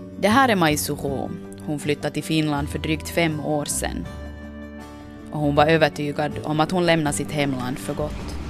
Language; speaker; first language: Swedish; native; Swedish